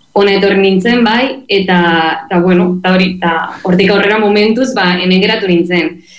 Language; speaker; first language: Basque; non-native, local second language; Spanish